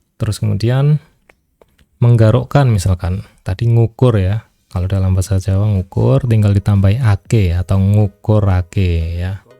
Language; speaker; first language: Indonesian; non-native, local second language; Javanese